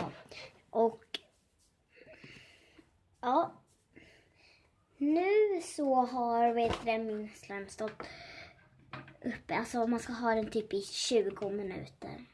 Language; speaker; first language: Swedish; early bilingual, other home language; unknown